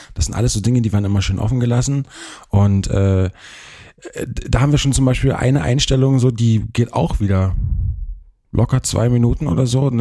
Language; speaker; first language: German; native; German